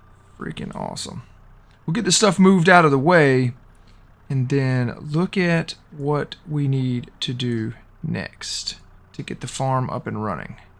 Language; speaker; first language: English; native; English